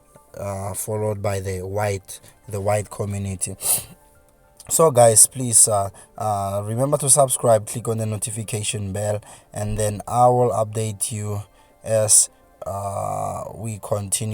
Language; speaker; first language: English; non-native, local second language; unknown